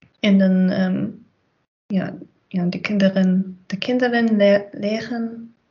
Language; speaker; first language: Dutch; non-native, learner; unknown